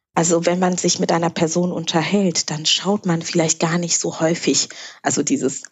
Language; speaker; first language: German; early bilingual, other home language; Kinyarwanda